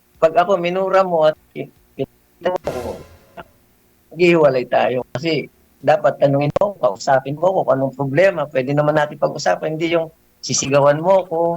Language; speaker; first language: Filipino; native; Filipino